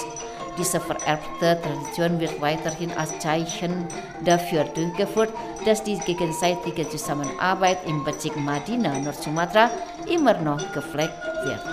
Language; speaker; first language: German; non-native, fluent; Indonesian